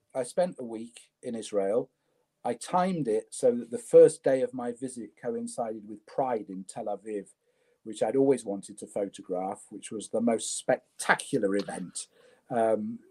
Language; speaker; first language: English; native; English